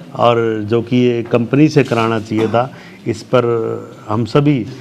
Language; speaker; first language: Hindi; native; Hindi